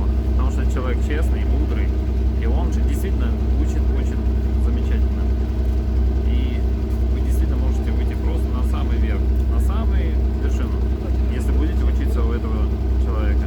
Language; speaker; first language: Russian; native; Russian